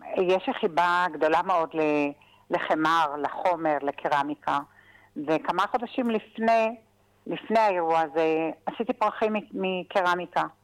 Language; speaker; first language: Hebrew; native; Hebrew